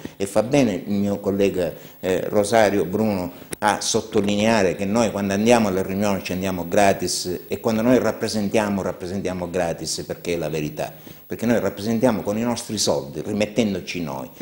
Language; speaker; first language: Italian; native; Italian